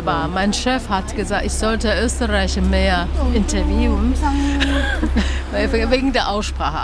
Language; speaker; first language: German; non-native, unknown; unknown